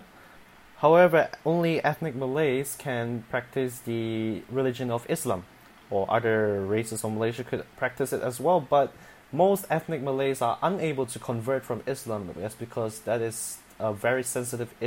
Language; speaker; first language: English; non-native, local second language; Chinese